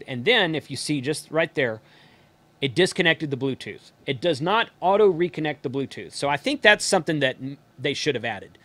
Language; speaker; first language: English; native; English